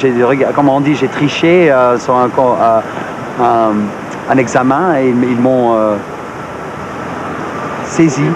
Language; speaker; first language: French; non-native, local second language; Dutch